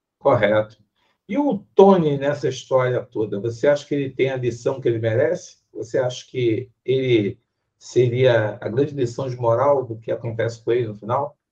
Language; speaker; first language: Portuguese; native; Portuguese